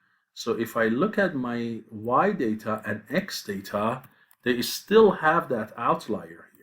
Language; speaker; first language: English; non-native, fluent; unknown